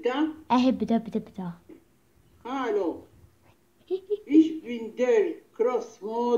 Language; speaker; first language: German; non-native, learner; Maltese